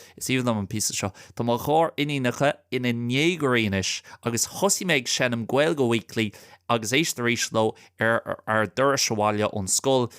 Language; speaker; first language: Irish; non-native, local second language; English